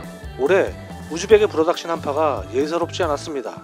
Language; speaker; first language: Korean; native; Korean